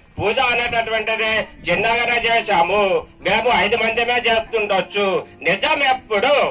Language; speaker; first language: Telugu; non-native, local second language; Lambadi